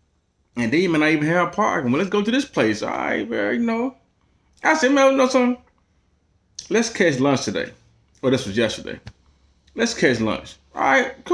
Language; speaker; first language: English; native; English